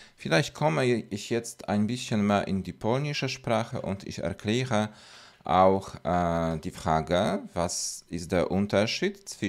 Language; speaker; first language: German; non-native, fluent; Polish